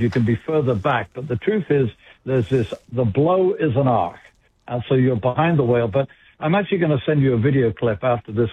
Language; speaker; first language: English; native; English